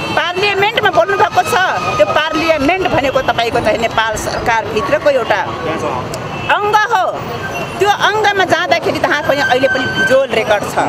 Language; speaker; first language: Nepali; non-native, local second language; Dangaura Tharu